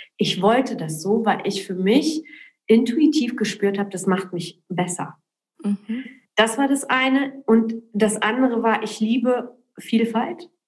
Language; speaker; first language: German; early bilingual, other home language; Polish